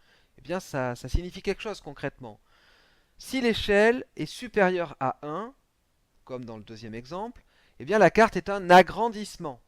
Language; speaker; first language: French; native; French